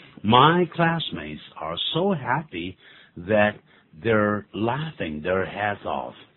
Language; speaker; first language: English; non-native, fluent; Chinese